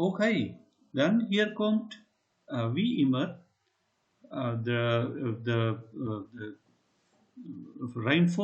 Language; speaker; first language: German; non-native, learner; Hindi